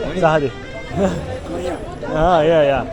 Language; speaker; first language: English; non-native, learner; Korean